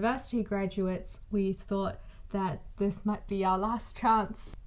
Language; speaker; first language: English; native; English